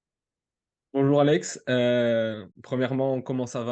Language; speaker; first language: French; native; French